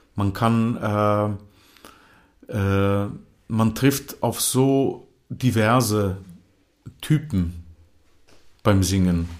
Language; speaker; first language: German; non-native, fluent; Croatian